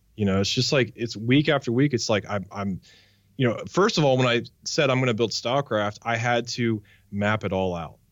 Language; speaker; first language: English; native; English